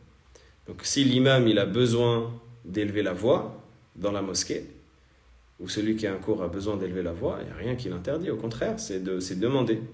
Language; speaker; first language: French; native; French